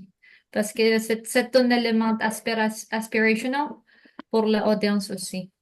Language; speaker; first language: French; non-native, learner; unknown